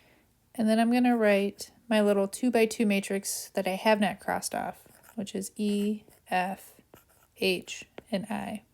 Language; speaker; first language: English; native; English